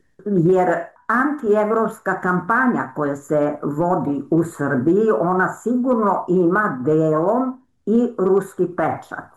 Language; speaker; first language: Serbian; native; Serbian